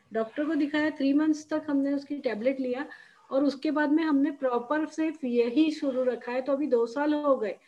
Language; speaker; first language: Hindi; non-native, local second language; Marathi